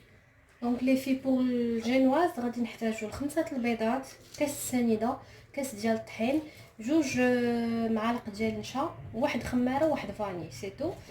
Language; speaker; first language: Arabic; native; Arabic